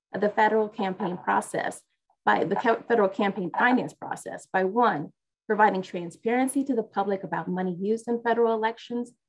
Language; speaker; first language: English; native; English